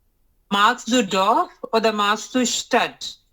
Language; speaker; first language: German; non-native, learner; Urdu